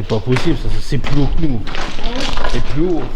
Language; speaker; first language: French; native; French